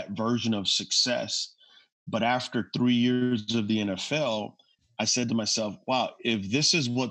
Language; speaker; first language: English; native; English